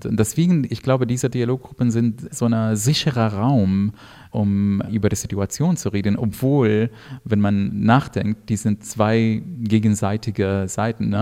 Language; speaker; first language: German; non-native, fluent; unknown